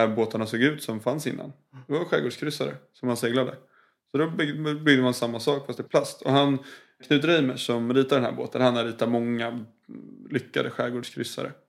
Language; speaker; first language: Swedish; native; Swedish